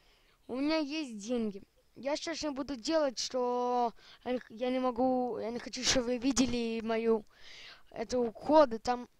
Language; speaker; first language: Russian; early bilingual, heritage; Russian